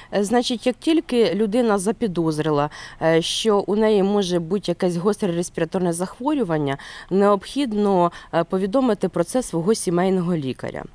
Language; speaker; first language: Ukrainian; native; Ukrainian